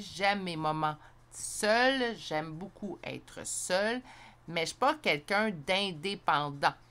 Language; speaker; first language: French; native; French